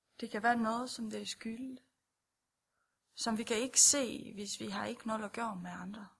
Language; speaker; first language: Danish; non-native, fluent; Romanian